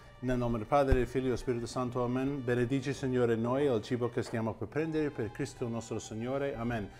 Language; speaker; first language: Italian; non-native, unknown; English